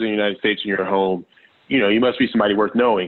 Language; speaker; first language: English; native; English